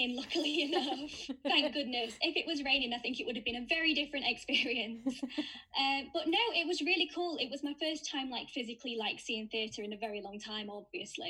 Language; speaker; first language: English; native; English